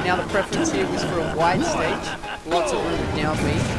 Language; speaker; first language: English; native; English